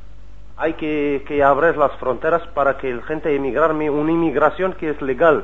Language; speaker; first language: Spanish; non-native, learner; Arabic